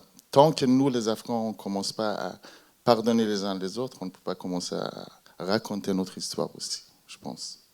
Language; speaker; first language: French; non-native, fluent; Persian